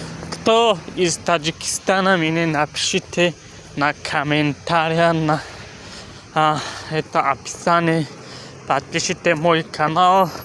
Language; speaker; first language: Russian; non-native, learner; Tajik